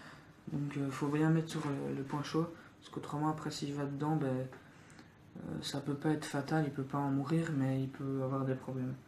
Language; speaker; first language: French; native; French